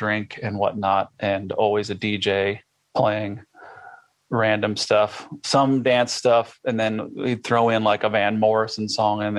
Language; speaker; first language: English; native; English